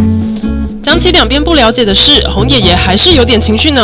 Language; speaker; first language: Chinese; native; Chinese